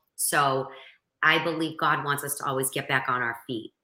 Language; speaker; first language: English; native; English